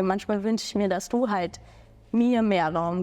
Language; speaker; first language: German; early bilingual, other home language; Bangla